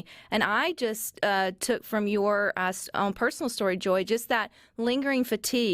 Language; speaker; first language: English; native; English